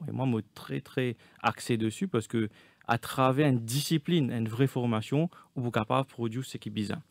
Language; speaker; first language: French; non-native, local second language; Morisyen